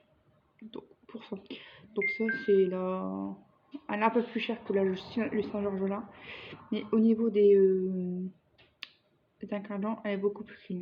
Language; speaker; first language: French; native; French